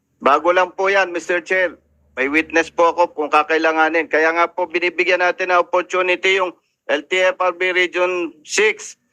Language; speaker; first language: Filipino; native; Filipino